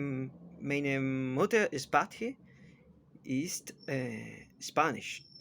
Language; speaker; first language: German; non-native, learner; Spanish